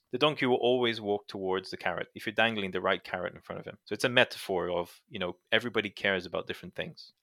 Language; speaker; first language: English; non-native, fluent; Portuguese